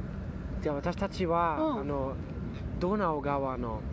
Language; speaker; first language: Japanese; non-native, learner; German